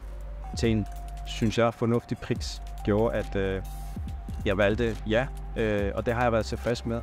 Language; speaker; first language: Danish; non-native, fluent; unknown